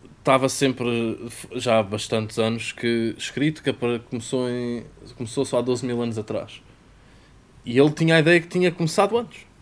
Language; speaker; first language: Portuguese; native; Portuguese